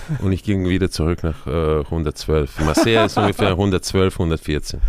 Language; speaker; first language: German; non-native, fluent; Spanish